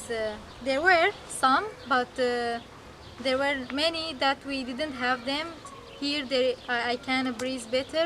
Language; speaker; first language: English; non-native, fluent; Arabic